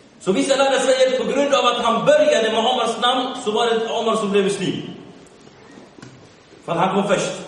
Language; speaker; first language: Swedish; early bilingual, other home language; Arabic